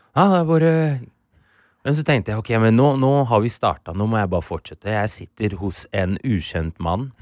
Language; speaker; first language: Norwegian; early bilingual, other home language; Swahili